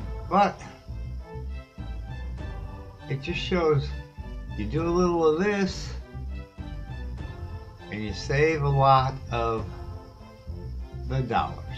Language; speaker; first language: English; native; English